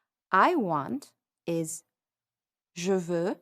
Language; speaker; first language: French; non-native, fluent; English